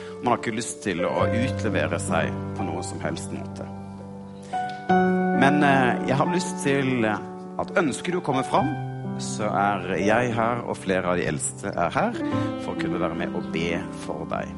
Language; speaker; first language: Norwegian; native; Norwegian